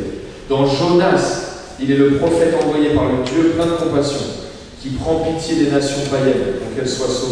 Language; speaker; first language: French; native; French